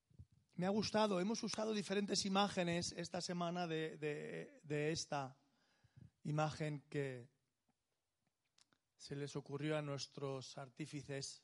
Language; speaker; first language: Spanish; native; Spanish